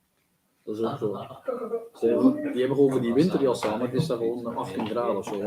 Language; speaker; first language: Dutch; native; Dutch